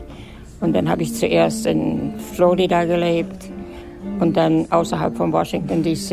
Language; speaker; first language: German; native; German